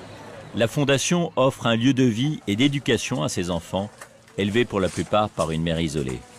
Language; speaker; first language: French; native; French